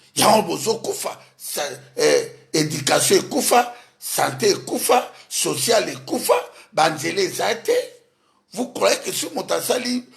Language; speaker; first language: Lingala; native; Lingala